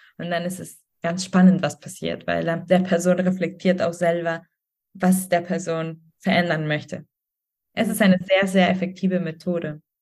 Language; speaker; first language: German; non-native, fluent; Spanish